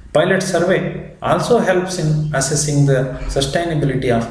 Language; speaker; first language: English; non-native, local second language; Kannada